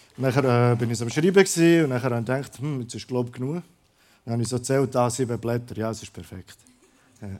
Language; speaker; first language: German; early bilingual, other home language; Croatian